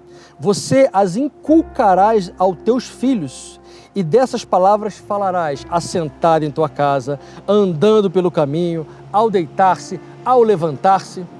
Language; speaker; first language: Portuguese; native; Portuguese